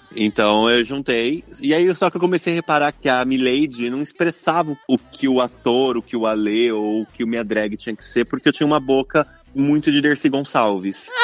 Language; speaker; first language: Portuguese; native; Portuguese